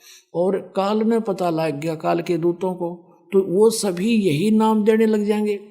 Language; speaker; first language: Hindi; native; Hindi